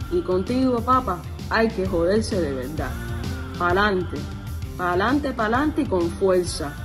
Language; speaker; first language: Spanish; early bilingual, heritage; Spanish